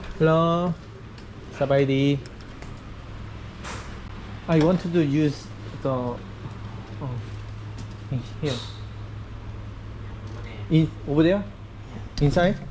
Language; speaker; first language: English; non-native, learner; Korean